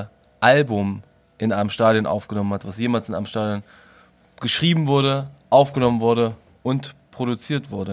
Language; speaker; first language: German; native; German